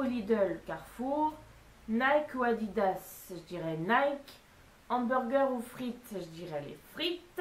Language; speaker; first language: French; native; French